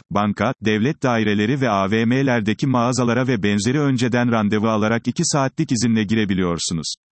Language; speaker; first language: Turkish; native; Turkish